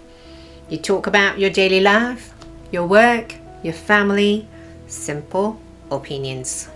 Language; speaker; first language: English; non-native, fluent; Cantonese